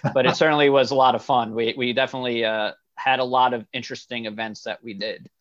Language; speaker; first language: English; native; English